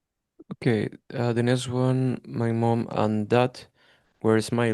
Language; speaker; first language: English; non-native, learner; Spanish